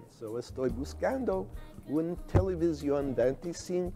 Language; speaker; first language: Spanish; non-native, learner; English